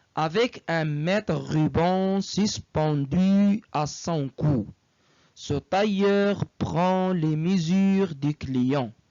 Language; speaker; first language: French; non-native, local second language; Arabic